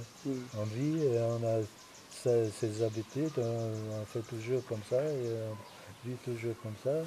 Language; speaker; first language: French; non-native, fluent; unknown